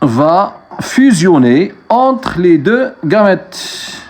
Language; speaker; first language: French; non-native, local second language; Arabic